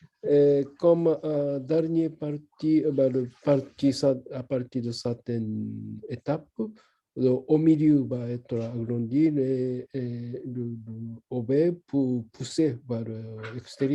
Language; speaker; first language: French; non-native, learner; Japanese